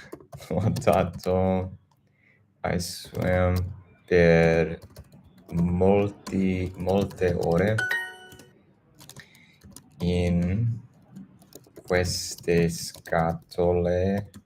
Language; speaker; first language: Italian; non-native, learner; English